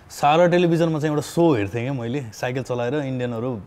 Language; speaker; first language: Nepali; native; Nepali